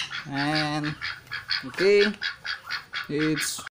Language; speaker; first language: English; non-native, learner; Indonesian